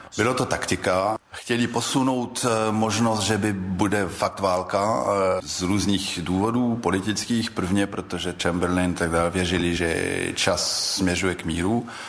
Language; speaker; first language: Czech; early bilingual, heritage; Czech